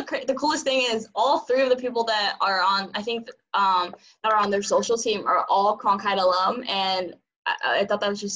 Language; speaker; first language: English; early bilingual, other home language; Cantonese